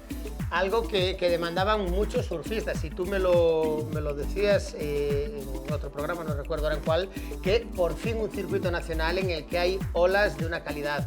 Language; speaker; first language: Spanish; native; Spanish